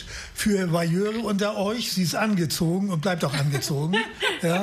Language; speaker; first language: German; native; German